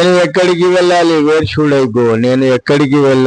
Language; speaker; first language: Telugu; non-native, fluent; Hindi